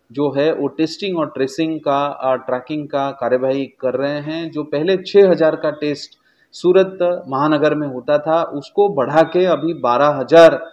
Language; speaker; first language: Hindi; non-native, local second language; Gujarati